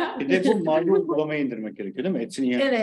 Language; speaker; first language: Turkish; native; Turkish